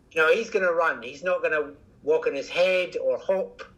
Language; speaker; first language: English; native; English